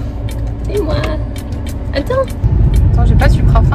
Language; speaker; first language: French; native; French